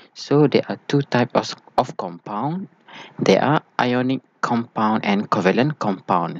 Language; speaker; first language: English; non-native, local second language; Malay